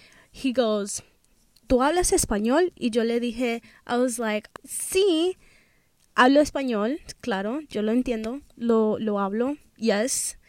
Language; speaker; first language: Spanish; early bilingual, heritage; Spanish